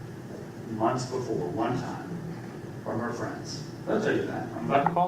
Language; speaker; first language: English; native; English